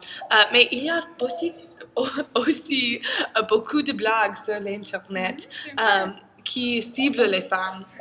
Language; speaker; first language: French; non-native, learner; English